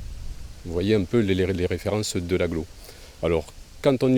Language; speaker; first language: French; native; French